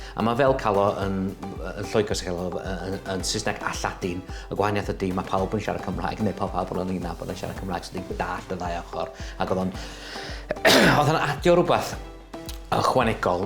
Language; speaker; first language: Welsh; native; Welsh